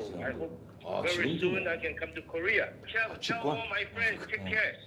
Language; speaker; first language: English; non-native, learner; Chinese